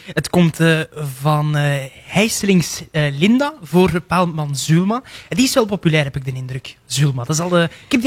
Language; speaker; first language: Dutch; native; Dutch